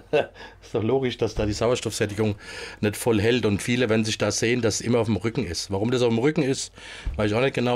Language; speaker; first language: German; native; German